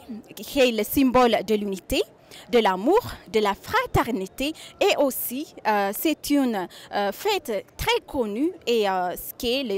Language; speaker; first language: French; non-native, fluent; Amharic